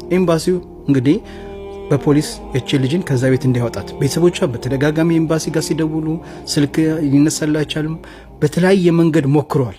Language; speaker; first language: Amharic; native; Amharic